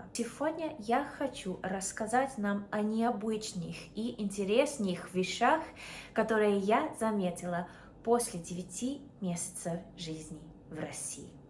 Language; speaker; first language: Russian; non-native, fluent; English